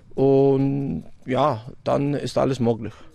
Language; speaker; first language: German; non-native, fluent; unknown